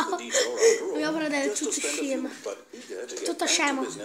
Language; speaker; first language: Italian; native; Italian